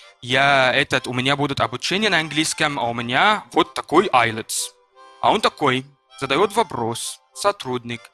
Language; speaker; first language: Russian; non-native, learner; Arabic